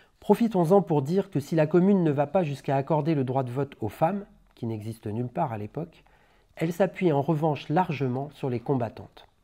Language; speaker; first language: French; native; French